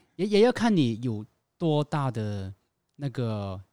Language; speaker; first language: Chinese; non-native, fluent; Cantonese